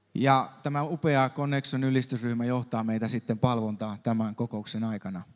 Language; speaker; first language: Finnish; native; Finnish